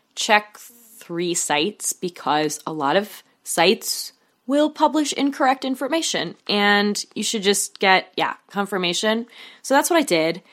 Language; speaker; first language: English; native; English